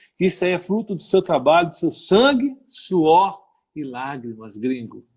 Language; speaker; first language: Portuguese; native; Portuguese